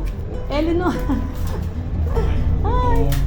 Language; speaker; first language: Portuguese; native; Portuguese